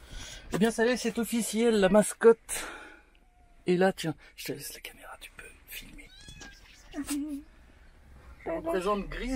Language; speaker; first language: French; native; French